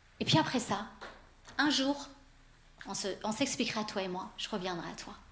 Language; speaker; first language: French; early bilingual, other home language; Persian